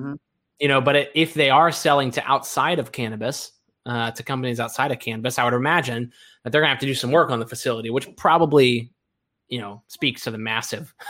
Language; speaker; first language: English; native; English